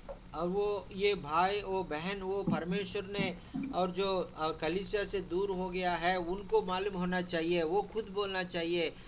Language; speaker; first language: Hindi; non-native, local second language; Telugu